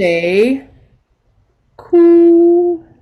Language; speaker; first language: Chinese; non-native, fluent; English